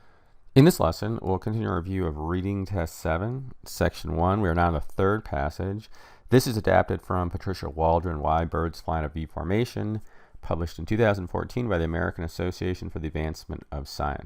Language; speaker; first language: English; native; English